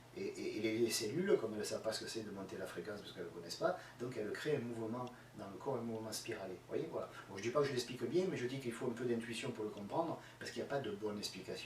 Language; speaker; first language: French; native; French